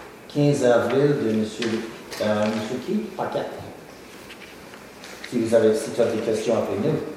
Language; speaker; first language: French; non-native, local second language; English